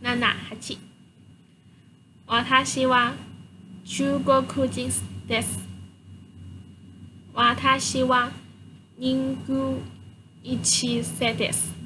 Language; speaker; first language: Japanese; non-native, learner; Chinese